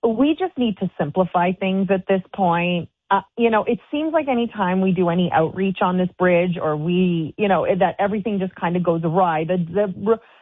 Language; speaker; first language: English; native; English